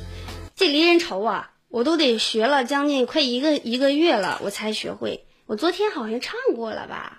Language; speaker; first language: Chinese; native; Chinese